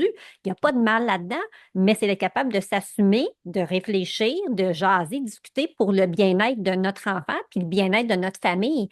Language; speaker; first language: French; native; French